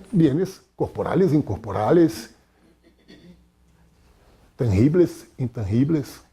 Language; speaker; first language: Spanish; non-native, fluent; Portuguese